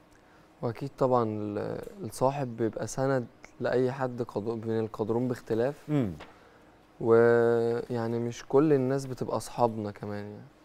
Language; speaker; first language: Arabic; native; Arabic